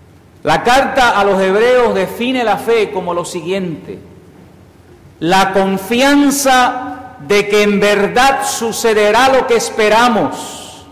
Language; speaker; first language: Spanish; native; Spanish